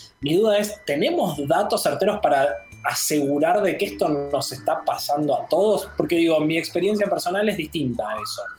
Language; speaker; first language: Spanish; native; Spanish